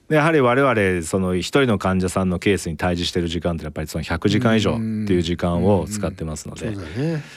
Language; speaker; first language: Japanese; native; Japanese